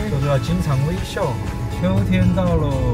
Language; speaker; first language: Chinese; native; Chinese